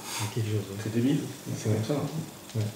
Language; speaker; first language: French; native; French